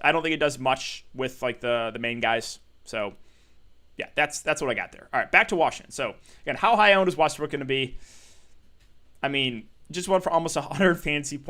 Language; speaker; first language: English; native; English